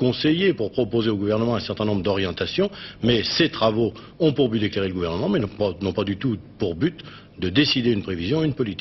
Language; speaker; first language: French; native; French